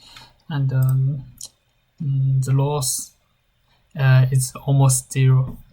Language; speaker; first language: English; non-native, learner; Chinese